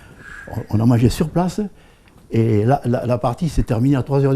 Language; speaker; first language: French; native; French